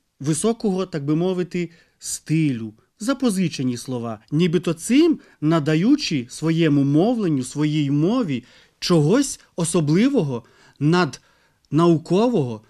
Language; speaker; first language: Ukrainian; native; Ukrainian